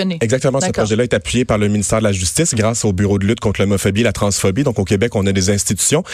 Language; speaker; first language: French; native; French